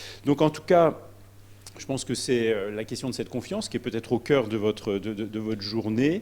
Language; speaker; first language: French; native; French